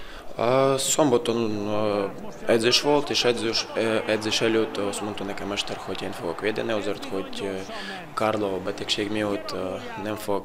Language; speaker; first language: Hungarian; non-native, learner; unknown